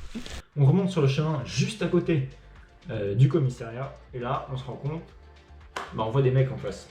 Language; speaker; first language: French; native; French